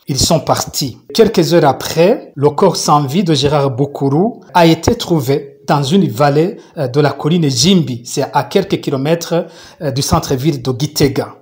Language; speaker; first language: French; non-native, local second language; Rundi